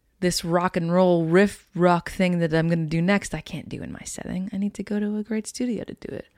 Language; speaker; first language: English; native; English